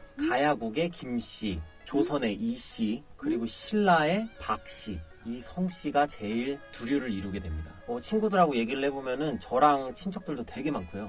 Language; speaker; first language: Korean; native; Korean